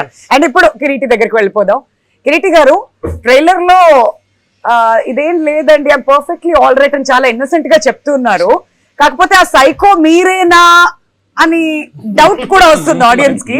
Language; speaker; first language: Telugu; native; Telugu